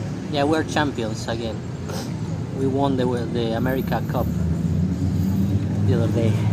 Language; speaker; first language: English; non-native, fluent; Spanish